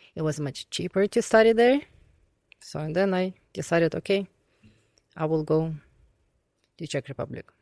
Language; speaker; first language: English; non-native, fluent; Russian